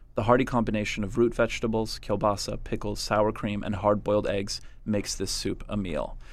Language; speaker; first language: English; native; English